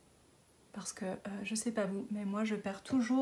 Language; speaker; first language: French; native; French